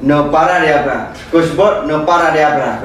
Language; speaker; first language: Spanish; non-native, learner; Malay